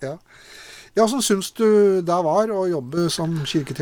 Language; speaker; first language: Norwegian; native; Norwegian